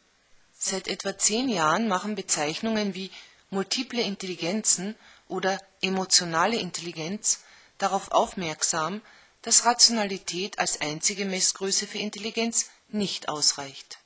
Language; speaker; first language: German; native; German